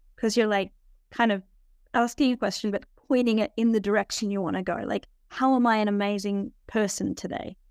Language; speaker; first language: English; native; English